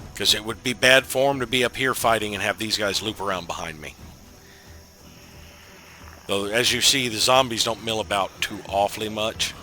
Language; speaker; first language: English; native; English